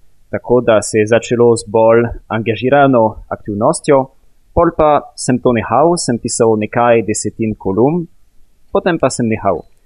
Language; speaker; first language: Slovenian; non-native, fluent; French